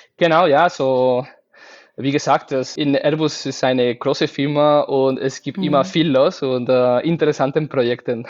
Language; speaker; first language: German; non-native, fluent; Spanish